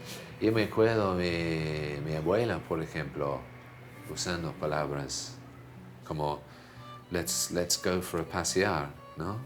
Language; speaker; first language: Spanish; non-native, fluent; English